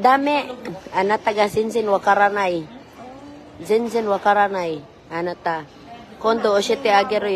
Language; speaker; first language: Japanese; non-native, learner; Filipino